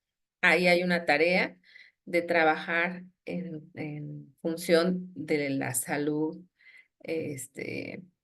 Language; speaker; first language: Spanish; native; Spanish